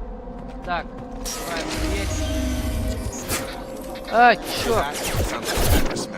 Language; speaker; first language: Russian; native; Russian